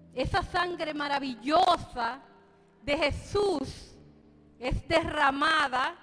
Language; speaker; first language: Spanish; native; Spanish